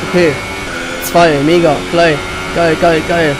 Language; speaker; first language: German; native; German